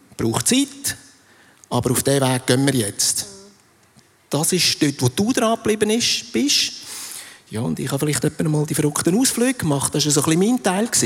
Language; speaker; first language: German; native; German